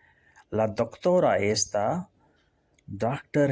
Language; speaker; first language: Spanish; non-native, fluent; Urdu